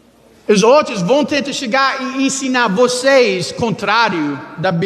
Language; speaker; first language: Portuguese; non-native, learner; English